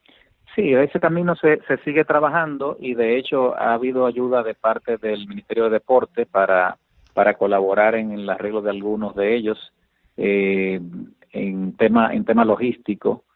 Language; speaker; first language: Spanish; native; Spanish